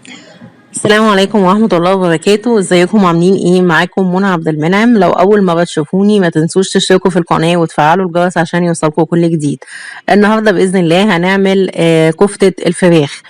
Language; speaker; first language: Arabic; native; Arabic